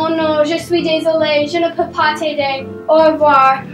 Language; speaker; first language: French; non-native, learner; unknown